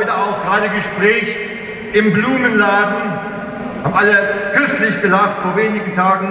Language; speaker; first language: German; native; German